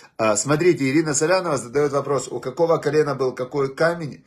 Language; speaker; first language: Russian; native; Russian